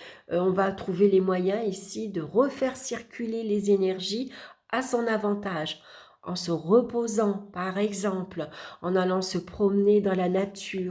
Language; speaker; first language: French; native; French